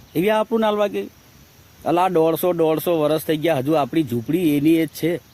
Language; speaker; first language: Gujarati; native; Gujarati